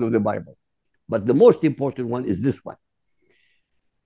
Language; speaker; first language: English; non-native, fluent; Arabic